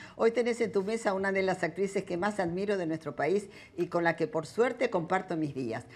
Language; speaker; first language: Spanish; native; Spanish